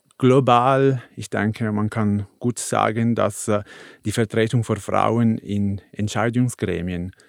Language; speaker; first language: German; non-native, fluent; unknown